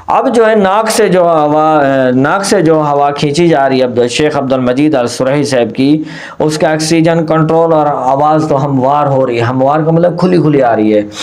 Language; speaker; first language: Urdu; non-native, local second language; Punjabi